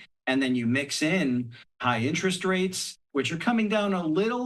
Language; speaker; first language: English; native; English